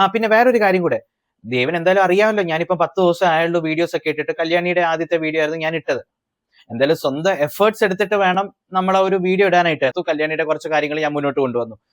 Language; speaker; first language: Malayalam; early bilingual, heritage; Malayalam